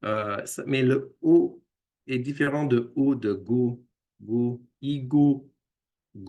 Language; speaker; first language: French; non-native, fluent; English